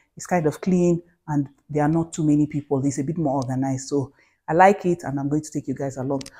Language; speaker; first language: English; non-native, local second language; Hausa